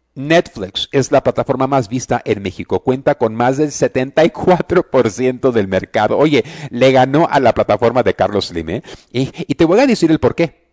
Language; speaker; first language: Spanish; early bilingual, heritage; Spanish